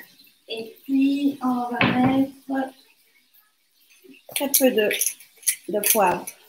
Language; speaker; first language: French; non-native, local second language; Lingala